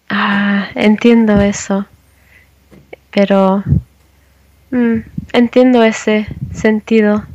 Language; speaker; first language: Spanish; non-native, learner; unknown